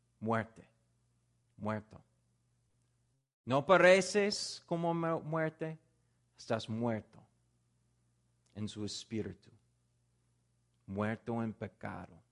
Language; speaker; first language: Spanish; non-native, fluent; English